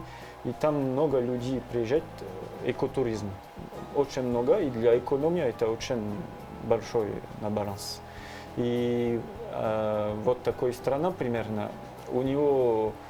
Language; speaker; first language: Russian; non-native, learner; French